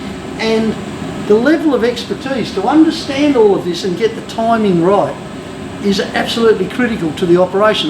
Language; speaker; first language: English; native; English